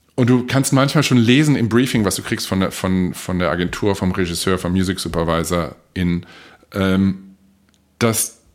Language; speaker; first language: German; native; German